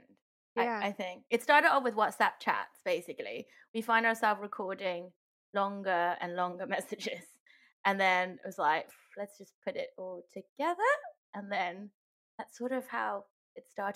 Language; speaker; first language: English; non-native, local second language; Cantonese